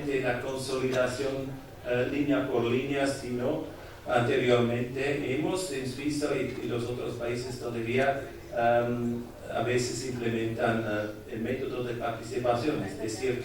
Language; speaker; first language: Spanish; non-native, fluent; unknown